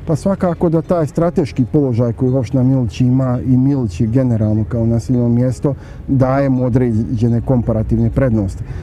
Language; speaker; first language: Bosnian; native; Bosnian